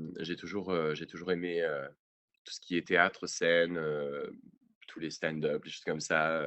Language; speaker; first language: French; native; French